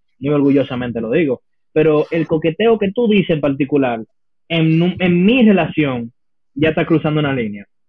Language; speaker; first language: Spanish; early bilingual, heritage; Spanish